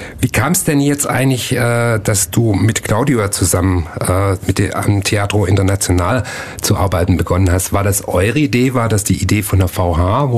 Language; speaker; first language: German; native; German